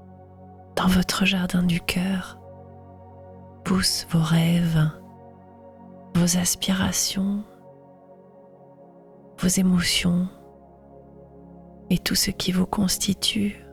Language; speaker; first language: French; native; French